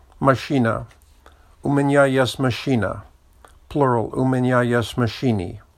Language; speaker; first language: Russian; non-native, learner; English